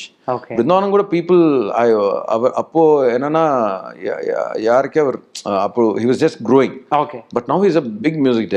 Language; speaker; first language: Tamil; non-native, learner; Telugu